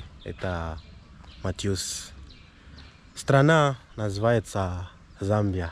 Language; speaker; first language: Russian; non-native, learner; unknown